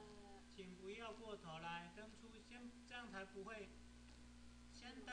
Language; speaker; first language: Chinese; native; Chinese